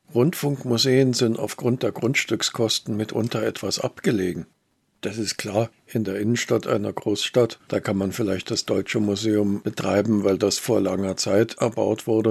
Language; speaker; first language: German; native; German